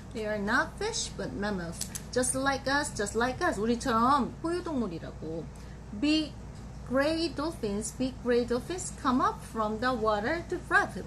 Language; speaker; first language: English; non-native, fluent; Korean